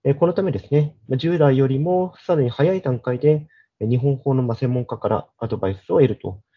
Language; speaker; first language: Japanese; native; Japanese